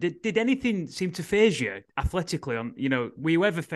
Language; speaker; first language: English; native; English